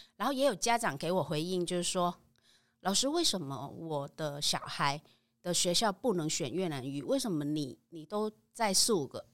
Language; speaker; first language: Chinese; non-native, fluent; Vietnamese